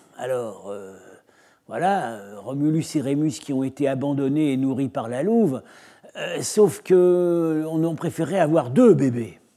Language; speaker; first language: French; native; French